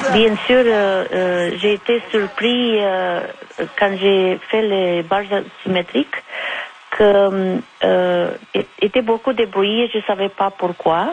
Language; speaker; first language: French; non-native, fluent; Romanian